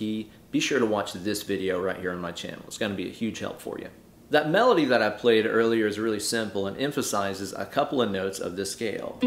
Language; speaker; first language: English; native; English